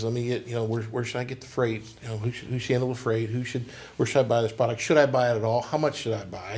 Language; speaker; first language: English; native; English